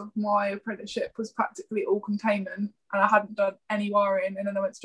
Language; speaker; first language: English; native; English